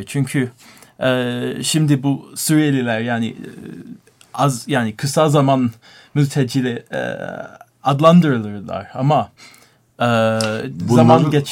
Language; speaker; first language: Turkish; non-native, learner; English